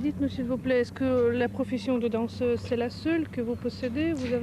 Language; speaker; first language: French; non-native, fluent; Russian